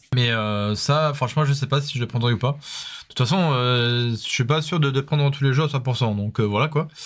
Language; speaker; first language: French; native; French